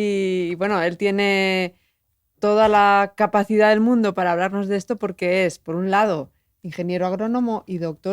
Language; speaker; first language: Spanish; native; Spanish